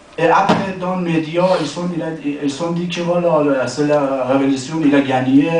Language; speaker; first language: French; non-native, learner; Persian